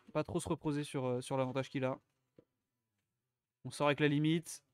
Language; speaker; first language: French; native; French